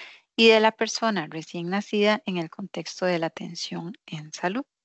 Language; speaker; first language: Spanish; native; Spanish